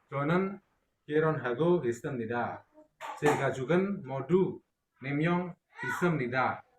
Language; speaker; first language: Korean; non-native, learner; Indonesian